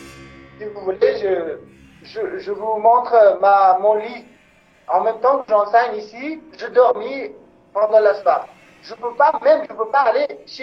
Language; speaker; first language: French; non-native, local second language; Persian